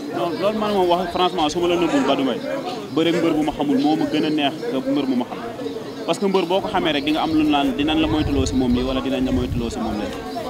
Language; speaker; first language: Wolof; non-native, local second language; Serer